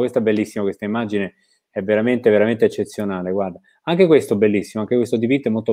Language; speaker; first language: Italian; native; Italian